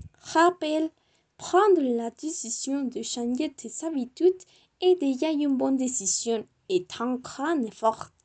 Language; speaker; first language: French; non-native, learner; Spanish